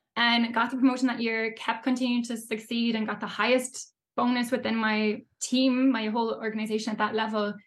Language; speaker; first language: English; native; English